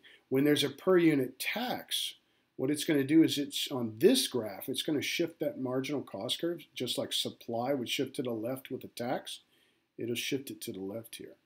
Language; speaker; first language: English; native; English